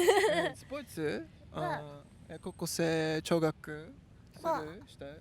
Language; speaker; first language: Japanese; non-native, learner; English